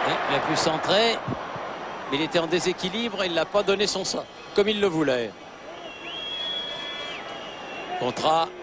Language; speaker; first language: French; native; French